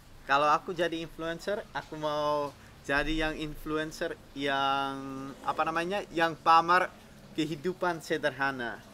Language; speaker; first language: Indonesian; non-native, fluent; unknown